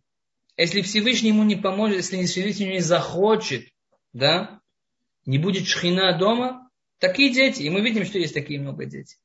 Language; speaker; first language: Russian; non-native, fluent; Hebrew